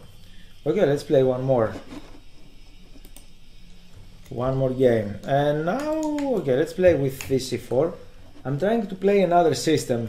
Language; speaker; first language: English; non-native, fluent; Greek